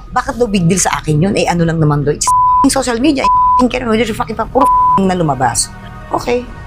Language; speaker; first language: Filipino; native; Filipino